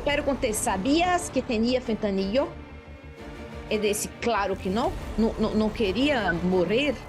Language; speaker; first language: Spanish; non-native, learner; Portuguese